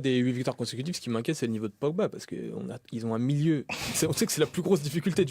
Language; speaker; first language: French; native; French